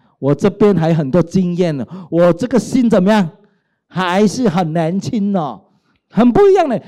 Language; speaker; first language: Chinese; non-native, local second language; Cantonese